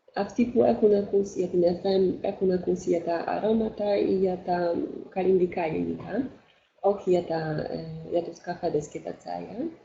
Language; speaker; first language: Greek; non-native, fluent; Polish